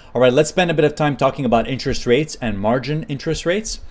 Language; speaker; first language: English; native; English